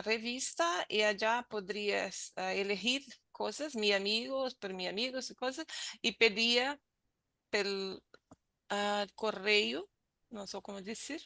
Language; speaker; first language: Spanish; non-native, learner; Portuguese